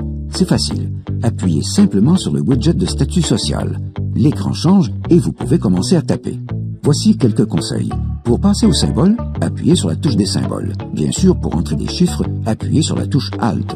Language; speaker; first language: French; native; French